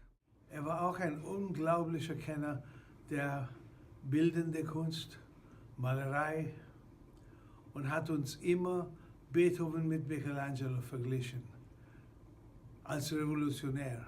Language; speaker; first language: German; non-native, fluent; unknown